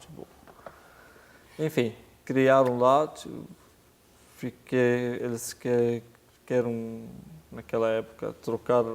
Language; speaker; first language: Portuguese; non-native, fluent; Arabic